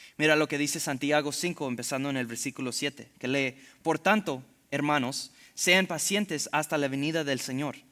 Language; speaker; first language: Spanish; early bilingual, heritage; Spanish